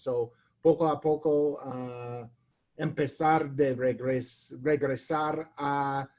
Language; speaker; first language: Spanish; non-native, learner; English